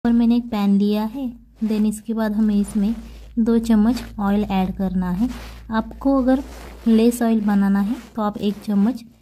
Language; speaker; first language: Hindi; non-native, local second language; Marathi